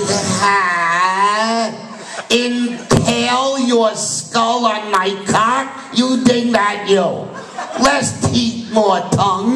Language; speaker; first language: English; native; English